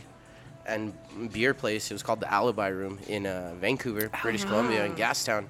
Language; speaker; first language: English; early bilingual, other home language; Spanish